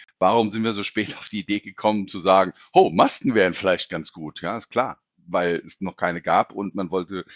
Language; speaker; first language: German; native; German